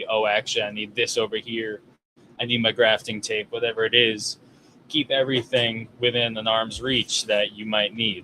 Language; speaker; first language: English; native; English